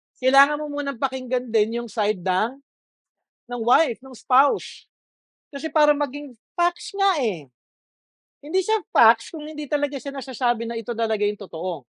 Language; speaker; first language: Filipino; native; Filipino